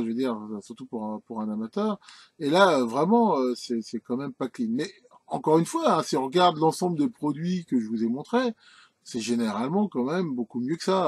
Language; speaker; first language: French; native; French